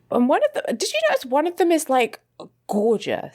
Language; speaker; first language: English; native; English